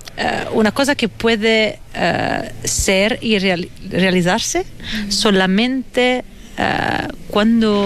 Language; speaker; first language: Spanish; non-native, fluent; Italian